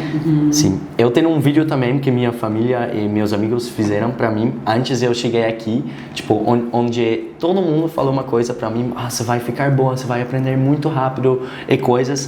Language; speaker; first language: Portuguese; non-native, learner; Dutch